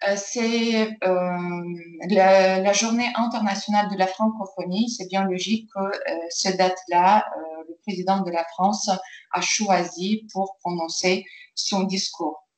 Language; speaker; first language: French; non-native, fluent; Ukrainian